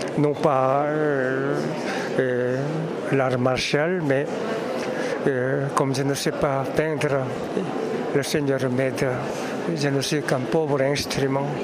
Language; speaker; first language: French; non-native, fluent; Korean